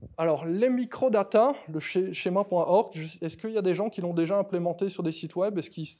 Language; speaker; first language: French; native; French